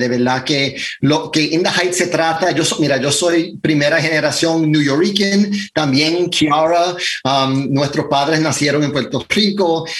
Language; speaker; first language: Spanish; early bilingual, other home language; English